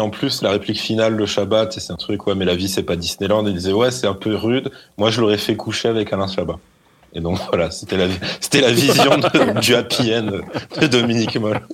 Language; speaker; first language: French; native; French